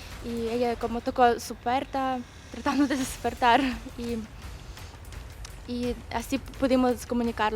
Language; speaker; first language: Spanish; non-native, fluent; Ukrainian